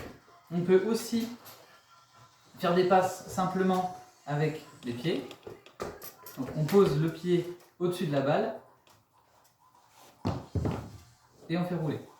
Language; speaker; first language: French; native; French